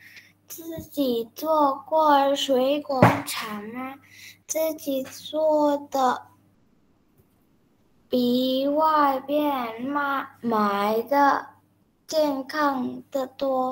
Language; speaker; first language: Chinese; non-native, learner; Indonesian